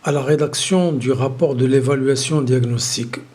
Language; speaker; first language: French; non-native, local second language; Arabic